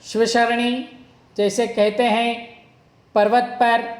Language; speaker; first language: Hindi; non-native, local second language; Kannada